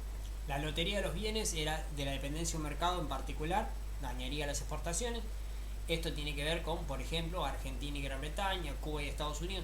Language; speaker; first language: Spanish; native; Spanish